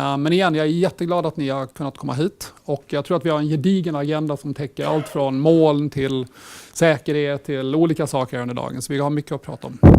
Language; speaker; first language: Swedish; early bilingual, heritage; Swedish